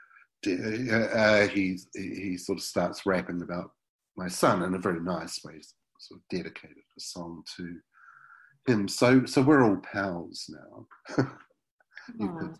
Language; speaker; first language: English; native; English